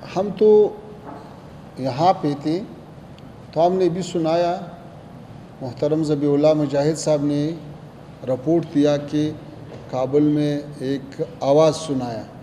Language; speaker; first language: Hindi; non-native, fluent; Pashto